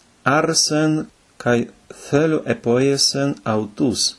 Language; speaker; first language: Greek; non-native, fluent; Ukrainian